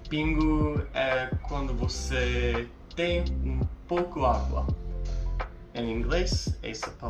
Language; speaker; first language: Portuguese; non-native, learner; English